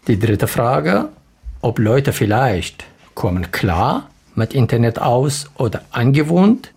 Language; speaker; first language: German; non-native, learner; Arabic